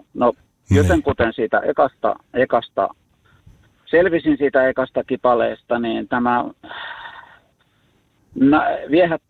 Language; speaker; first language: Finnish; native; Finnish